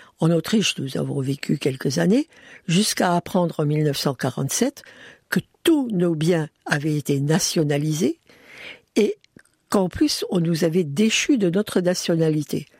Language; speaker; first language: French; early bilingual, other home language; Hungarian